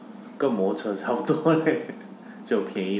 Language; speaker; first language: Chinese; non-native, fluent; Korean